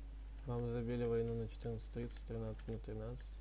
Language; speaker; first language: Russian; native; Russian